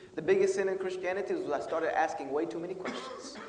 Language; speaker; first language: English; native; English